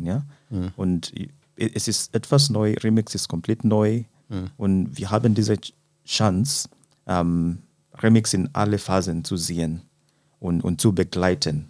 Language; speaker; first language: German; non-native, fluent; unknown